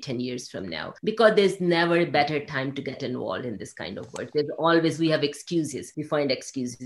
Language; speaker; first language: English; non-native, local second language; Urdu